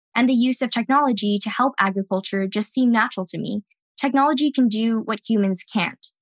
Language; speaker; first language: English; native; English